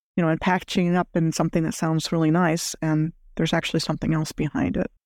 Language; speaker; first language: English; native; English